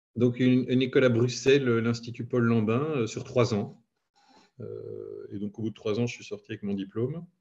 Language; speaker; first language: French; native; French